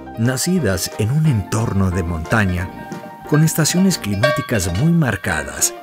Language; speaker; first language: Spanish; native; Spanish